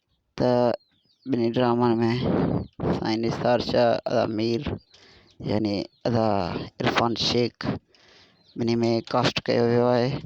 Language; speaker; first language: Sindhi; native; Sindhi